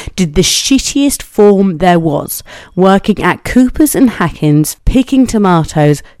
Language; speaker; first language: English; native; English